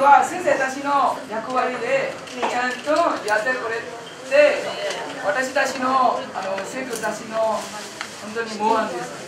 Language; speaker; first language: Japanese; non-native, learner; Burmese